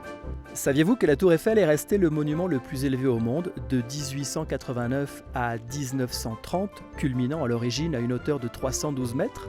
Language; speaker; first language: French; native; French